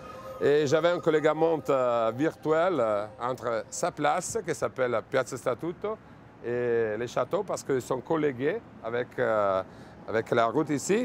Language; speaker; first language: French; non-native, fluent; Italian